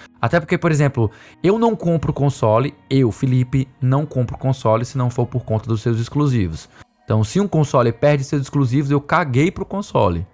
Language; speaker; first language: Portuguese; native; Portuguese